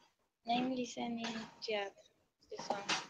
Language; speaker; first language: English; non-native, learner; Spanish